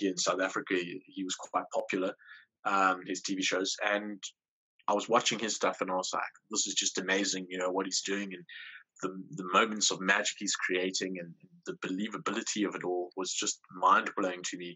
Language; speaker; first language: English; native; English